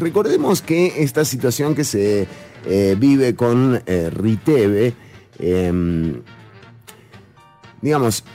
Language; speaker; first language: Spanish; native; Spanish